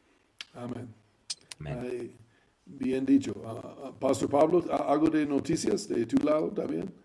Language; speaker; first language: Spanish; non-native, fluent; English